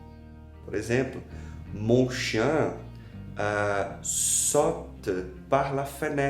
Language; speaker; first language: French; non-native, fluent; Portuguese